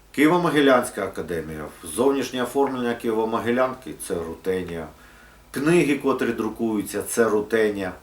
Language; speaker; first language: Ukrainian; non-native, local second language; Russian